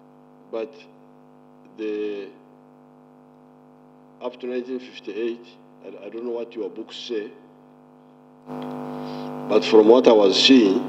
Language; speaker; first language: English; non-native, local second language; Nyankole